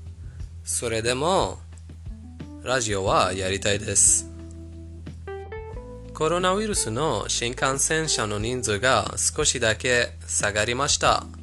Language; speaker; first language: Japanese; non-native, fluent; Persian